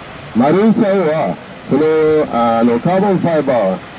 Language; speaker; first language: Japanese; non-native, fluent; French